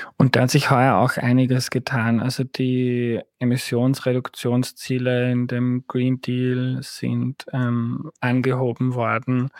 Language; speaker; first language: German; native; German